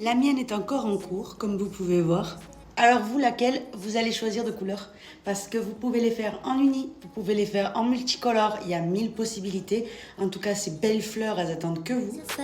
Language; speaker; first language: French; native; French